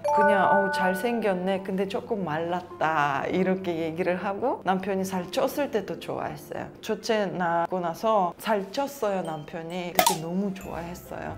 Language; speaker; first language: Korean; non-native, fluent; Russian